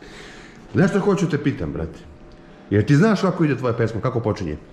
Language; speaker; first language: Serbian; native; Serbian